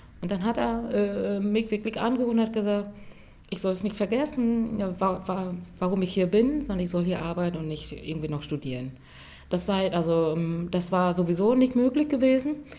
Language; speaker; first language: German; non-native, fluent; Vietnamese